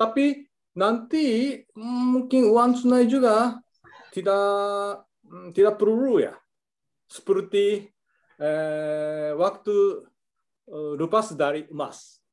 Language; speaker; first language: Indonesian; non-native, learner; Japanese